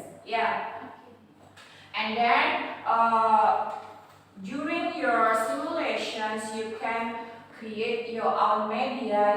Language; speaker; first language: English; non-native, fluent; Indonesian